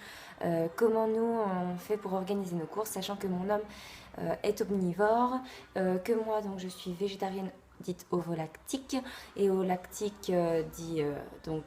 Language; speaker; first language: French; native; French